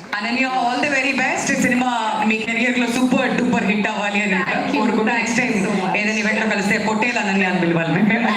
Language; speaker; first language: Telugu; native; Telugu